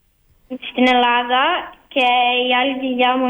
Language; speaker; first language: Greek; early bilingual, heritage; Greek